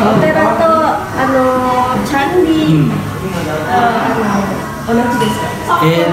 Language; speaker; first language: Japanese; non-native, learner; Indonesian